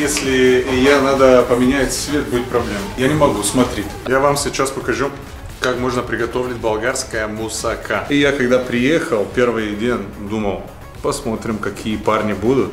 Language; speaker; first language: Russian; non-native, learner; Bulgarian